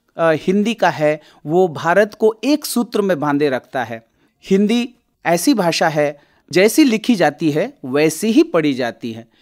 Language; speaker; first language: Hindi; non-native, local second language; Marathi